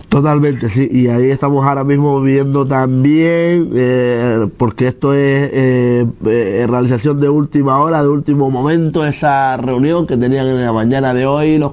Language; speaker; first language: Spanish; native; Spanish